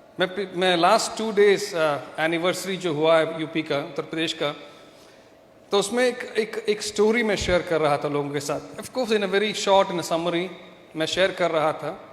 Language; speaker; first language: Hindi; non-native, local second language; Malayalam